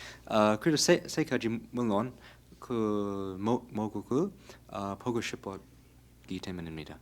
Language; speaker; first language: Korean; non-native, fluent; English